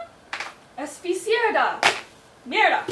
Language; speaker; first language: Spanish; non-native, learner; English